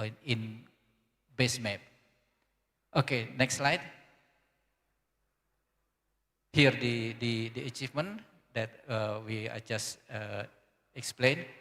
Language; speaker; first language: English; non-native, learner; Indonesian